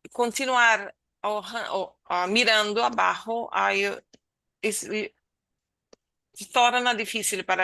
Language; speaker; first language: Spanish; non-native, learner; Portuguese